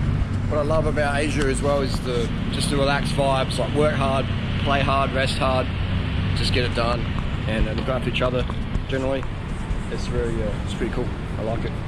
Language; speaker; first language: English; native; English